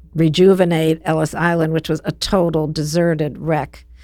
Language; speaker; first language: English; native; English